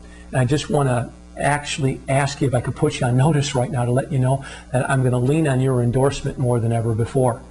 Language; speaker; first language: English; native; English